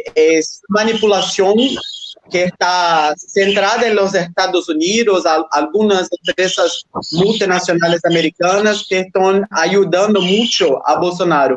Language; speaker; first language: Spanish; non-native, fluent; Portuguese